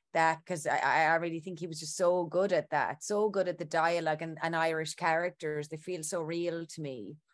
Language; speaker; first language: English; native; English